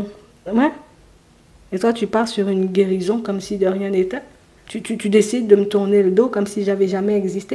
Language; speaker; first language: French; native; French